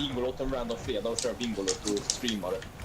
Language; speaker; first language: Swedish; native; Swedish